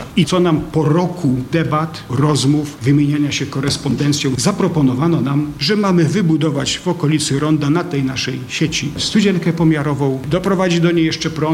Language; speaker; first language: Polish; native; Polish